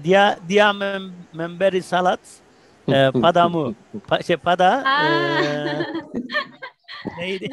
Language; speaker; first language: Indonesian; non-native, learner; Turkish